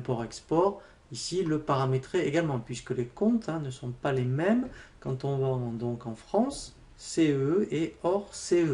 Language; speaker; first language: French; native; French